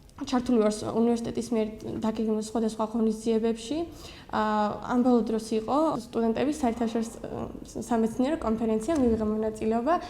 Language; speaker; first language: Georgian; native; Georgian